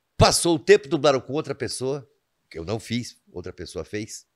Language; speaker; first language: Portuguese; native; Portuguese